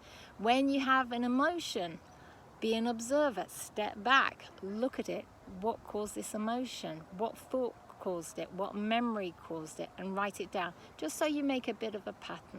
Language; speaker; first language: English; native; English